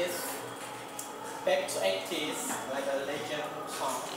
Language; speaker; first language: English; non-native, learner; Indonesian